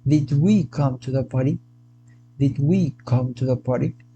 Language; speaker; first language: English; non-native, fluent; Spanish